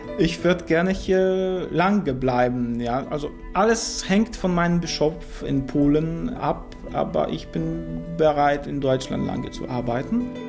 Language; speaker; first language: German; non-native, fluent; Polish